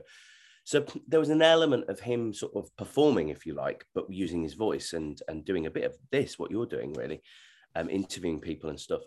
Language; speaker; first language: English; native; English